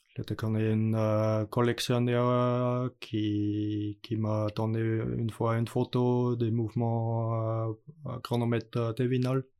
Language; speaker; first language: French; non-native, learner; German